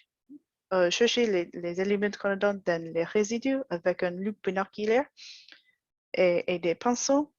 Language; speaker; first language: French; non-native, learner; English